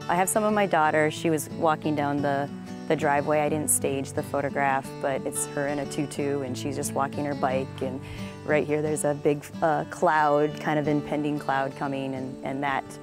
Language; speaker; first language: English; native; English